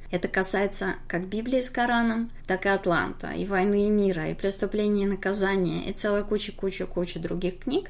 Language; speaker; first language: Russian; native; Russian